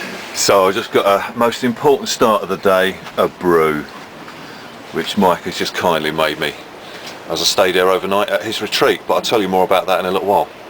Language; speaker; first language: English; native; English